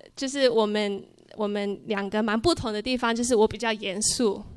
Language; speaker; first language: Chinese; early bilingual, heritage; Chinese